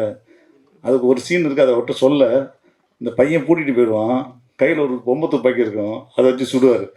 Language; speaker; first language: Tamil; native; Tamil